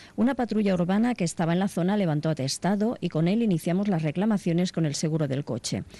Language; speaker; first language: Spanish; non-native, local second language; Catalan